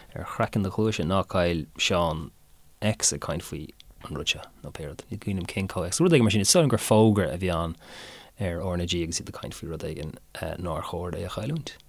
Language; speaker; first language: Irish; non-native, local second language; English